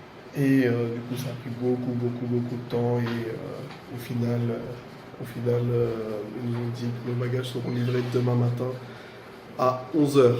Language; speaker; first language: French; native; French